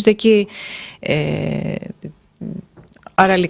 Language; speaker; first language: Turkish; non-native, fluent; Greek